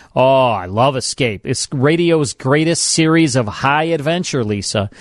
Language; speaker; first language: English; native; English